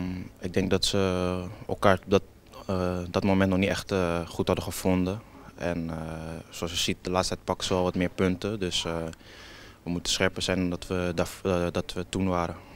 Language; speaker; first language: Dutch; native; Dutch